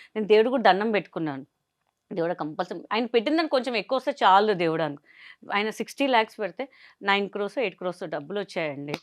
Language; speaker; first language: Telugu; non-native, local second language; Hindi